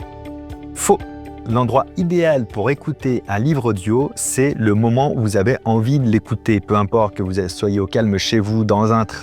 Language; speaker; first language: French; native; French